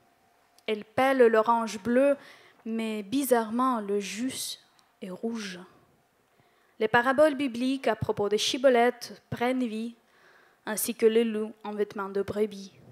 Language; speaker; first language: French; non-native, fluent; Ukrainian